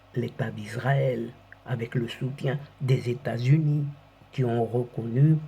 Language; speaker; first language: French; non-native, local second language; Arabic